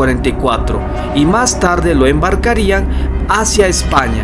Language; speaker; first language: Spanish; native; Spanish